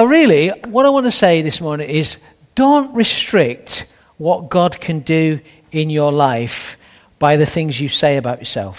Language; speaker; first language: English; native; English